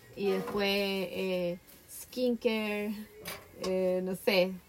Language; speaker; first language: Spanish; native; Spanish